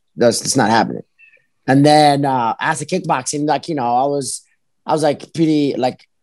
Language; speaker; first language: English; early bilingual, other home language; Arabic